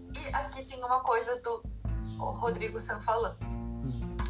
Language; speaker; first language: Portuguese; non-native, learner; Japanese